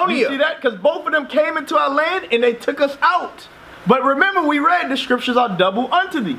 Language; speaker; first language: English; native; English